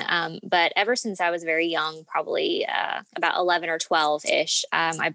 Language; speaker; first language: English; native; English